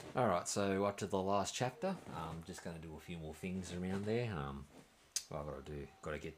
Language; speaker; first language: English; native; English